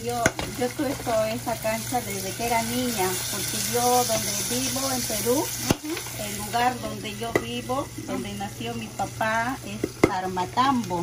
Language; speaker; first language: Spanish; native; Spanish